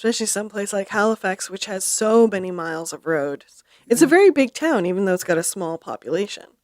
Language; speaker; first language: English; native; English